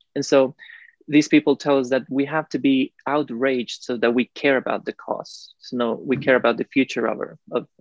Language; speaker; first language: English; non-native, fluent; Spanish